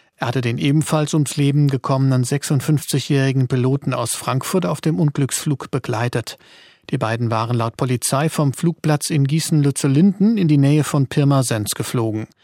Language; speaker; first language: German; native; German